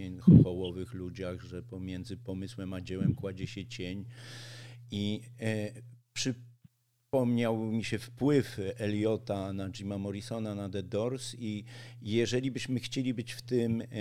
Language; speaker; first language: Polish; native; Polish